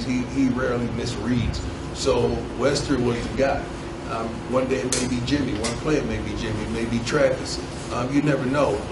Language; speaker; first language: English; native; English